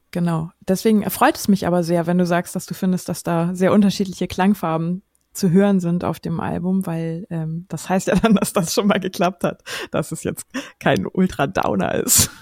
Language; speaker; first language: German; native; German